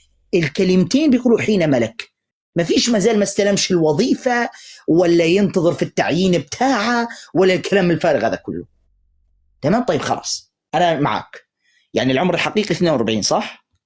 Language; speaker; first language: Arabic; native; Arabic